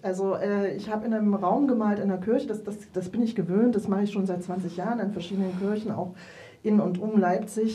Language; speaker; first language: German; native; German